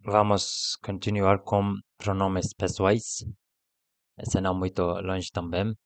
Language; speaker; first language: Portuguese; non-native, learner; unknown